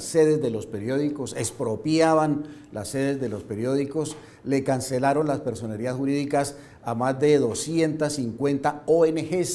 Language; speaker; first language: Spanish; native; Spanish